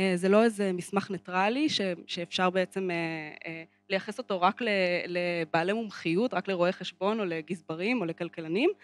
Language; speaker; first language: Hebrew; native; Hebrew